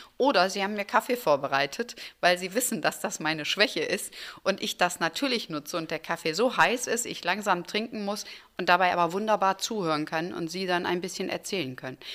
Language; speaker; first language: German; early bilingual, other home language; Turkish